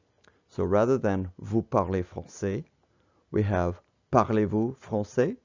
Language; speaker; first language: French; non-native, fluent; English